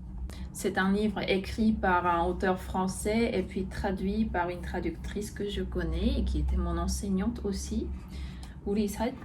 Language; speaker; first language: French; non-native, fluent; Korean